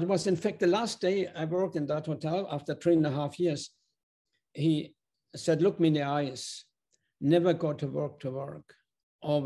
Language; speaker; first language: English; non-native, fluent; German